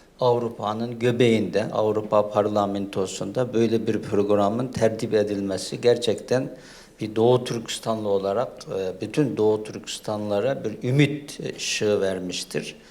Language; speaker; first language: Turkish; non-native, fluent; Uyghur